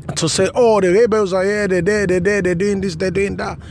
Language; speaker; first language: English; non-native, local second language; Krio